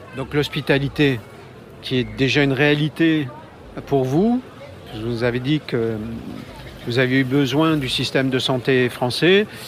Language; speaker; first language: French; native; French